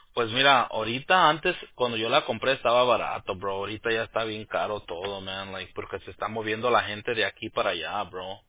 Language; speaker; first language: Spanish; early bilingual, heritage; Spanish